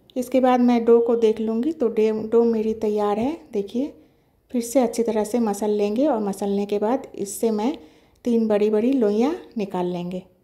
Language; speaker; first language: Hindi; non-native, local second language; Bangla